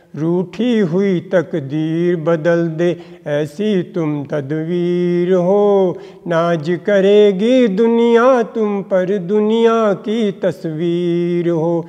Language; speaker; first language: Hindi; native; Hindi